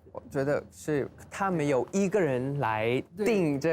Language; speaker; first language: Chinese; non-native, fluent; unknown